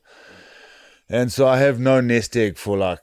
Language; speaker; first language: English; native; English